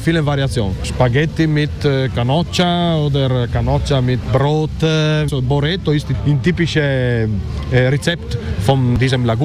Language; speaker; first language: German; non-native, learner; Italian